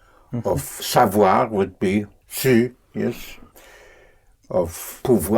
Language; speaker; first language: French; non-native, fluent; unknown